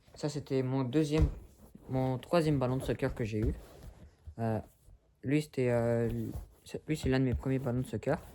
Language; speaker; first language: French; early bilingual, other home language; Spanish